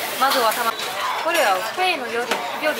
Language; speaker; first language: Japanese; non-native, fluent; Vietnamese